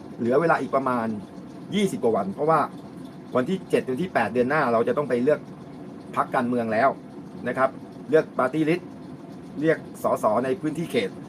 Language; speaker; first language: Thai; native; Thai